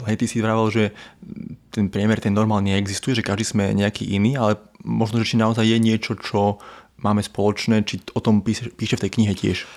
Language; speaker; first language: Slovak; native; Slovak